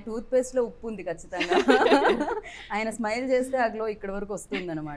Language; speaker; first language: Telugu; native; Telugu